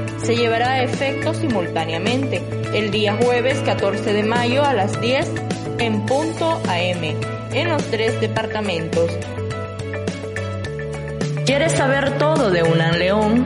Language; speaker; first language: Spanish; native; Spanish